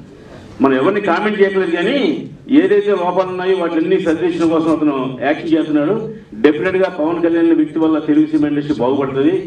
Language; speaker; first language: Telugu; native; Telugu